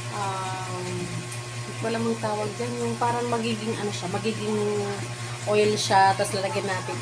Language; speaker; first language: Filipino; non-native, local second language; Waray